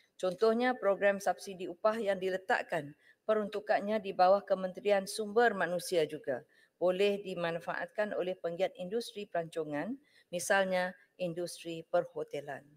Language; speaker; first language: Malay; native; Malay